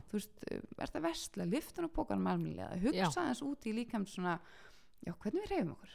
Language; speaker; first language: Icelandic; early bilingual, heritage; Icelandic